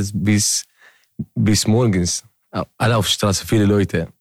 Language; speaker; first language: German; non-native, learner; Arabic